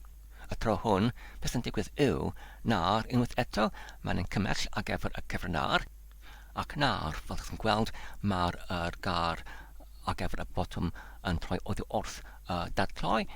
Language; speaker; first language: Welsh; non-native, learner; Polish